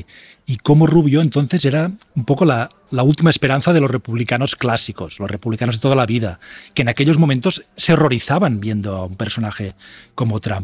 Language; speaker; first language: Spanish; native; Spanish